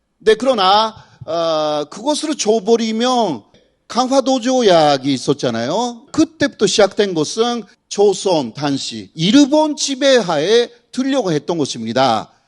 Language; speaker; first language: Korean; non-native, fluent; Japanese